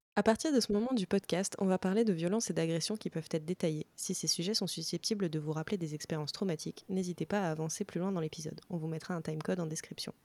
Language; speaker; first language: French; native; French